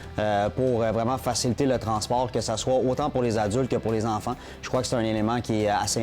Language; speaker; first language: French; native; French